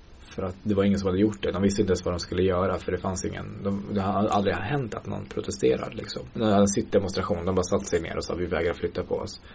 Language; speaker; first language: Swedish; early bilingual, other home language; Kurdish